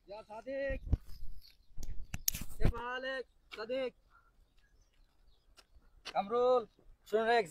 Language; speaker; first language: Arabic; non-native, learner; Bangla